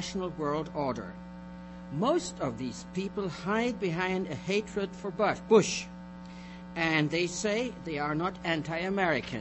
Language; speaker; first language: English; non-native, fluent; German